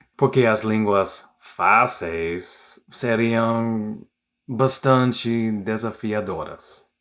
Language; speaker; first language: Portuguese; non-native, learner; English